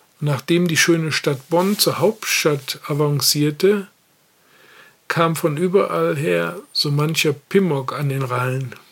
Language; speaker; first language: German; native; German